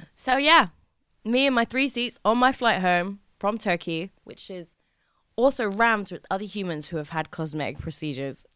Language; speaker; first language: English; native; English